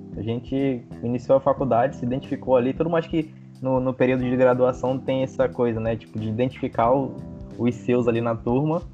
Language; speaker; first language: Portuguese; native; Portuguese